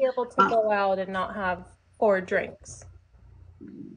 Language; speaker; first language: English; native; English